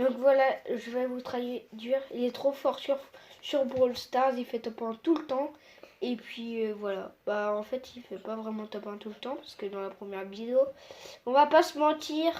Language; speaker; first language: French; native; French